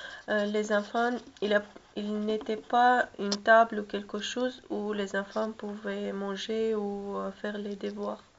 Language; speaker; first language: French; non-native, learner; Russian